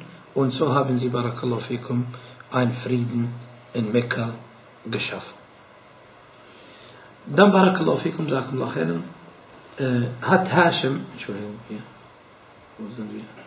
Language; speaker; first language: German; non-native, fluent; Arabic